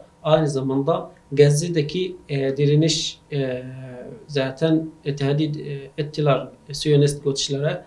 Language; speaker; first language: Turkish; non-native, fluent; Arabic